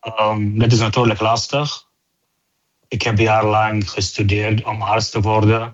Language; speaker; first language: Dutch; non-native, fluent; Arabic